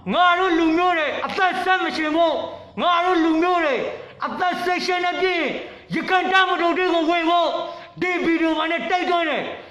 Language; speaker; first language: Burmese; non-native, local second language; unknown